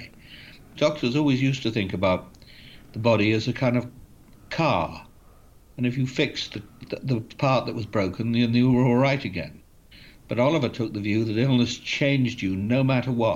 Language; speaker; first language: English; native; English